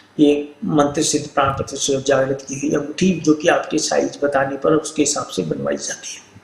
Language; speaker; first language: Hindi; native; Hindi